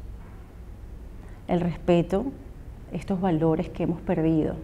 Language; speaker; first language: Spanish; native; Spanish